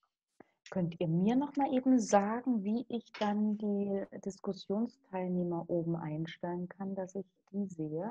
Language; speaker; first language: German; native; German